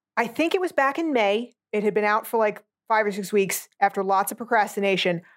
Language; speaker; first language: English; native; English